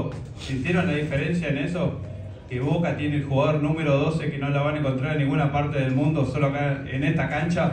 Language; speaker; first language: Spanish; native; Spanish